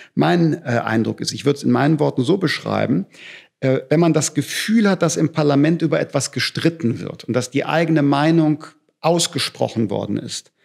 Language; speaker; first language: German; native; German